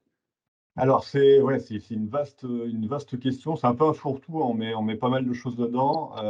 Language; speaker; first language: French; native; French